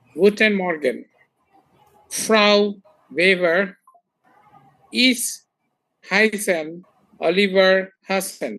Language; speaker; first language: German; non-native, learner; Bangla